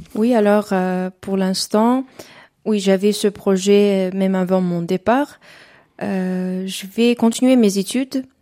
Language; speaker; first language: French; non-native, fluent; Uzbek